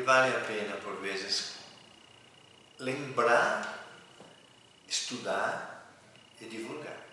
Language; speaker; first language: Portuguese; native; Portuguese